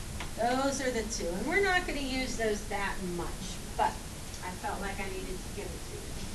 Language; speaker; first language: English; native; English